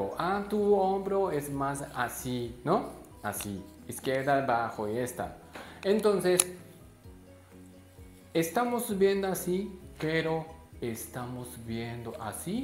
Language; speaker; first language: Spanish; non-native, learner; Japanese